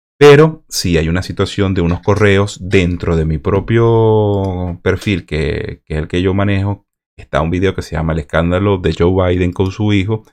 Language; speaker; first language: Spanish; native; Spanish